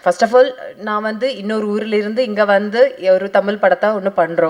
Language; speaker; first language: Tamil; non-native, fluent; Malayalam